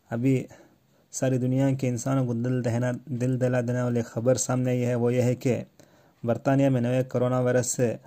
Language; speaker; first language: Urdu; native; Urdu